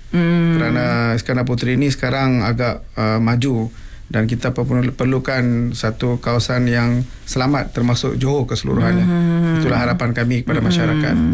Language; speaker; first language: Malay; non-native, local second language; Tamil